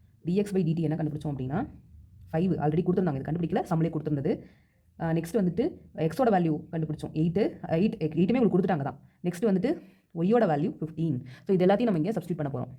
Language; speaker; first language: Tamil; native; Tamil